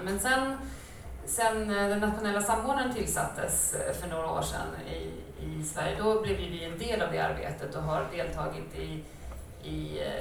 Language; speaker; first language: Swedish; native; Swedish